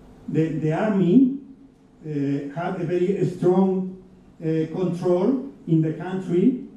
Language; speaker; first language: English; non-native, fluent; Spanish